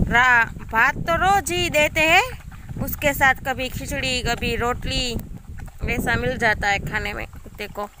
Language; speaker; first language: Hindi; non-native, local second language; Gujarati